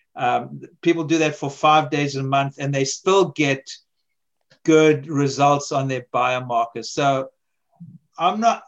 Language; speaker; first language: English; native; English